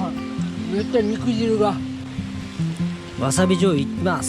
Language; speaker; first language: Japanese; native; Japanese